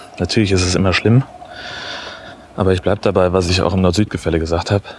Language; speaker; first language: German; native; German